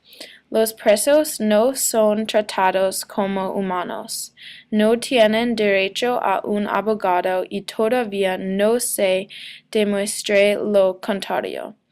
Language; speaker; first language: Spanish; non-native, learner; English